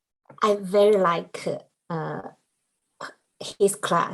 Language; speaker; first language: English; non-native, learner; Chinese